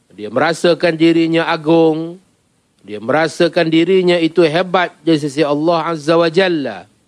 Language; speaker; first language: Malay; native; Malay